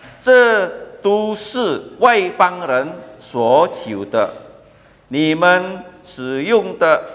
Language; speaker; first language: Chinese; early bilingual, heritage; Chinese